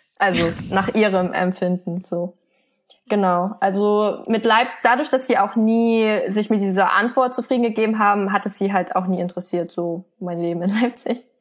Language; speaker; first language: German; native; German